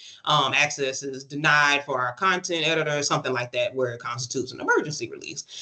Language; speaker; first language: English; native; English